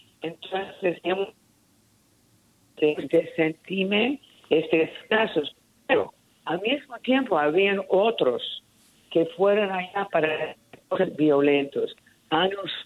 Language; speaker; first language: Spanish; early bilingual, heritage; Spanish